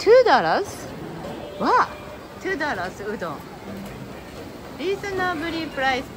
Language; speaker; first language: English; non-native, learner; Japanese